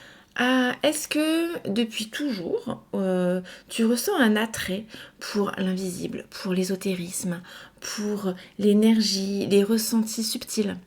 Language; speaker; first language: French; native; French